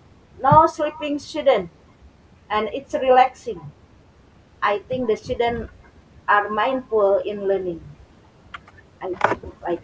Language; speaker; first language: English; non-native, learner; Indonesian